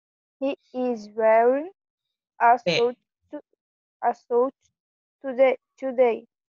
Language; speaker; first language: English; non-native, learner; Portuguese